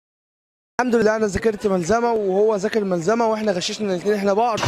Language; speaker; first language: Arabic; native; Arabic